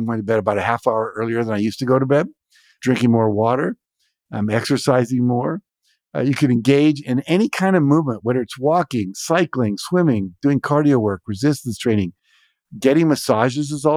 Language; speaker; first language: English; native; English